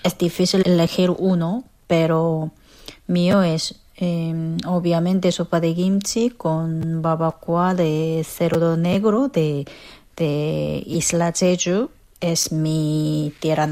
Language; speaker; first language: Spanish; non-native, fluent; Korean